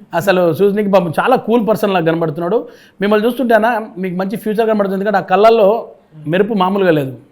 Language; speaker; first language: Telugu; native; Telugu